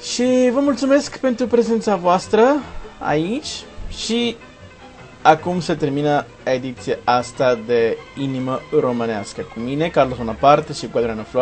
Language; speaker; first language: Romanian; non-native, learner; Portuguese